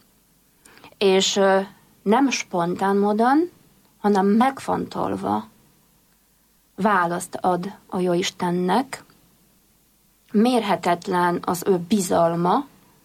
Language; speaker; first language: Hungarian; non-native, fluent; Polish